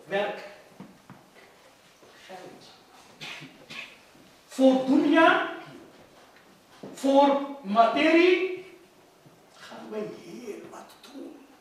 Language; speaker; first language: Dutch; non-native, fluent; Urdu